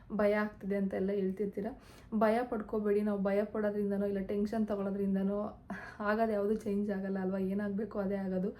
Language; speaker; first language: Kannada; native; Kannada